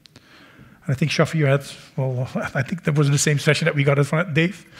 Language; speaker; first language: English; non-native, fluent; Dutch